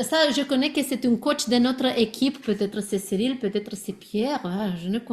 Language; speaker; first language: French; non-native, learner; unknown